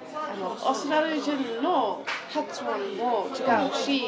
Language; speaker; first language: Japanese; non-native, learner; English